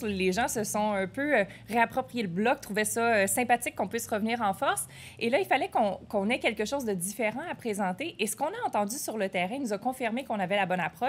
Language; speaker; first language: French; native; French